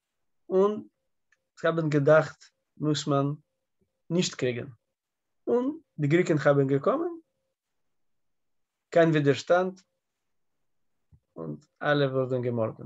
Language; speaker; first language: German; non-native, learner; Russian